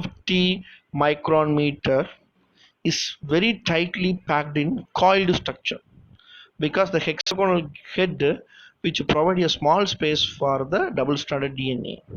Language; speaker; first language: English; non-native, local second language; Tamil